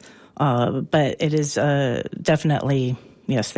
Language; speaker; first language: English; native; English